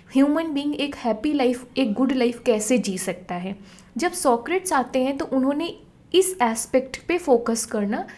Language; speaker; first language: Hindi; native; Hindi